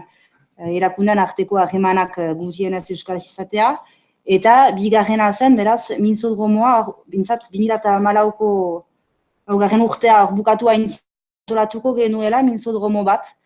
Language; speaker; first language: Basque; native; Basque